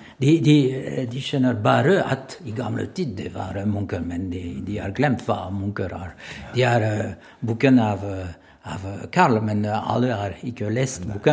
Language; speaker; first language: Norwegian; non-native, learner; French